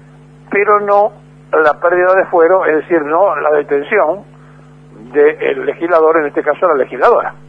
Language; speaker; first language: Spanish; native; Spanish